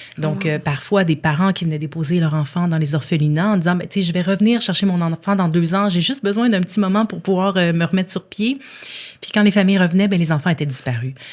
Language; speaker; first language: French; native; French